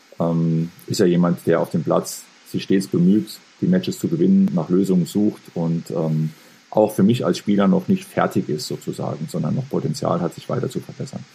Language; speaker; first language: German; native; German